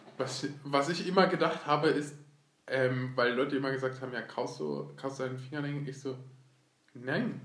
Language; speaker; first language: German; early bilingual, other home language; Turkish